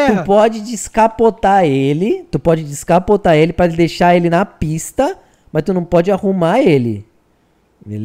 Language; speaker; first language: Portuguese; native; Portuguese